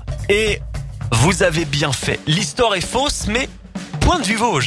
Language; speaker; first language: French; native; French